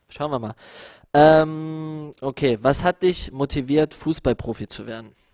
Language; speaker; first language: German; native; German